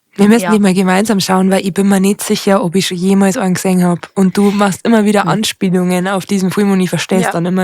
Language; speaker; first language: German; native; German